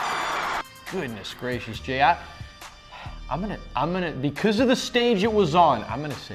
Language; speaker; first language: English; native; English